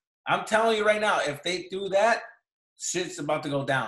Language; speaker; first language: English; early bilingual, other home language; Spanish